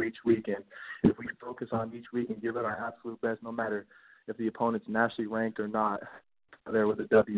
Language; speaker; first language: English; native; English